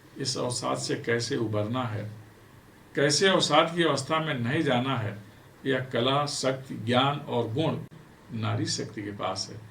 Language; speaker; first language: Hindi; native; Hindi